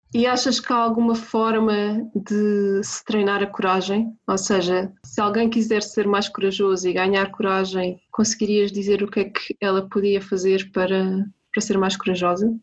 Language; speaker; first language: Portuguese; native; Portuguese